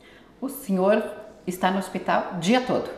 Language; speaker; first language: Portuguese; native; Portuguese